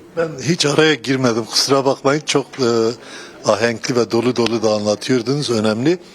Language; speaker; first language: Turkish; non-native, local second language; Kurdish